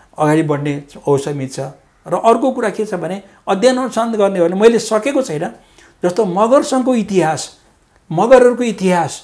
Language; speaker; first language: Nepali; non-native, local second language; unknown